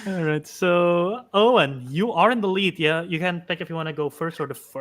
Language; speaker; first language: English; native; English